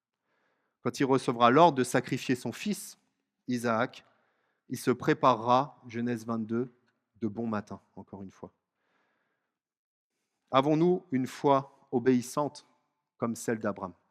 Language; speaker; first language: French; native; French